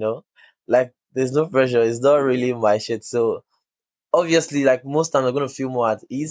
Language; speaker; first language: English; non-native, local second language; Yoruba